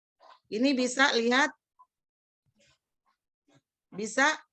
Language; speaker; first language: Indonesian; native; Indonesian